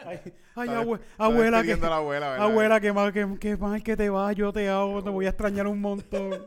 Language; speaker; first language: Spanish; native; Spanish